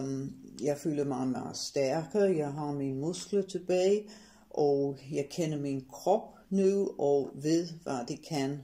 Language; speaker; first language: Danish; non-native, fluent; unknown